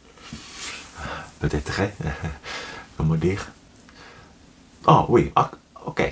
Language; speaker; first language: French; non-native, learner; Finnish